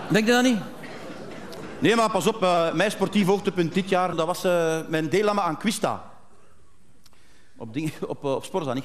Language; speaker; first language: Dutch; native; Dutch